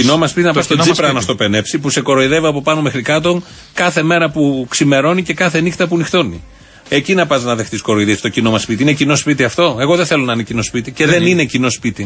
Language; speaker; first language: Greek; native; Greek